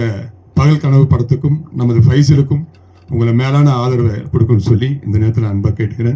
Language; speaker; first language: Tamil; native; Tamil